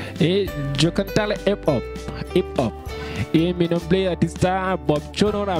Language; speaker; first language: Spanish; non-native, learner; French